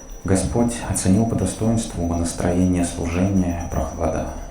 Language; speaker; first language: Russian; native; Russian